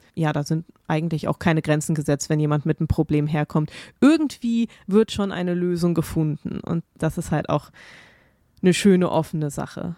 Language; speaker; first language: German; native; German